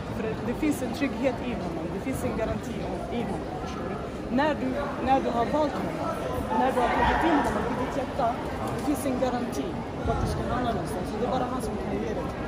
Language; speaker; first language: Swedish; non-native, fluent; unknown